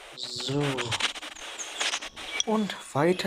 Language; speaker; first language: German; non-native, learner; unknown